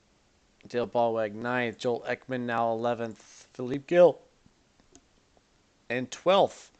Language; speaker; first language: English; native; English